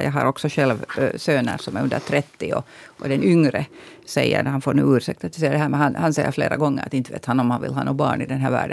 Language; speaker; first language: Swedish; native; Swedish